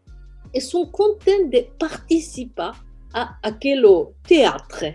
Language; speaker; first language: French; non-native, fluent; Japanese